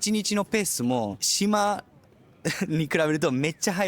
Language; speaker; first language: Japanese; early bilingual, heritage; Japanese